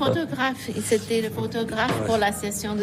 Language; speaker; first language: French; non-native, fluent; English